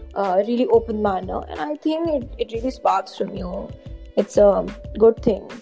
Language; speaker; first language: English; non-native, local second language; Hindi